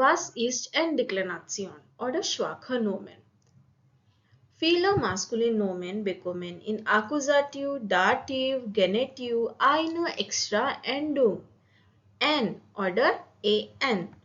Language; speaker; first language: German; non-native, fluent; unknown